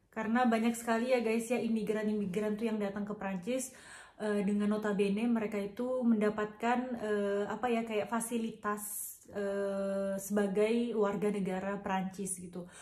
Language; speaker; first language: Indonesian; native; Indonesian